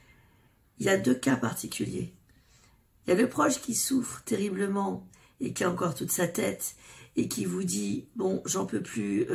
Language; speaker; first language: French; native; French